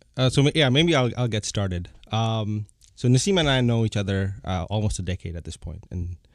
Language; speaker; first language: English; non-native, fluent; Bangla